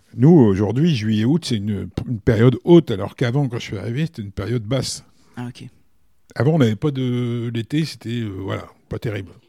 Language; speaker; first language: French; native; French